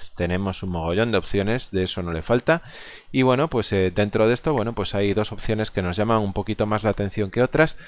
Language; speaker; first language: Spanish; non-native, local second language; Galician